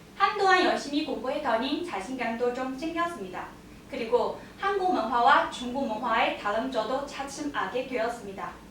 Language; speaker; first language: Korean; non-native, learner; Chinese